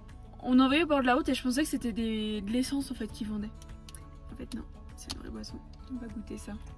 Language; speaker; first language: French; native; French